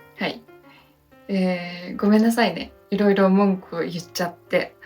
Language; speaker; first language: Japanese; non-native, learner; Chinese